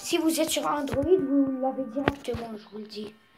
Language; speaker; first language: French; native; French